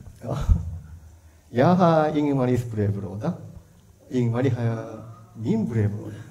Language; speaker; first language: Swedish; non-native, fluent; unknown